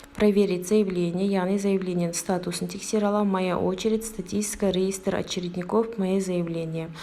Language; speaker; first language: Russian; non-native, local second language; Kazakh